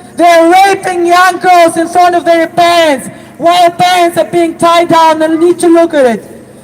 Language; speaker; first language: English; non-native, fluent; Ukrainian